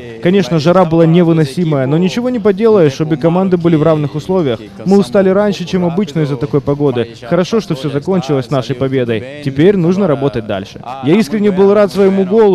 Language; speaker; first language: Russian; native; Russian